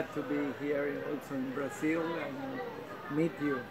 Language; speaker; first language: English; non-native, fluent; Spanish